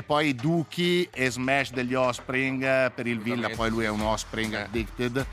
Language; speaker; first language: Italian; native; Italian